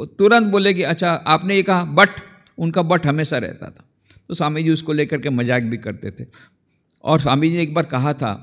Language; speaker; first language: Hindi; non-native, local second language; Gujarati